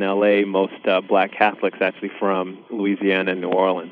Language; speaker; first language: English; early bilingual, other home language; Sinhala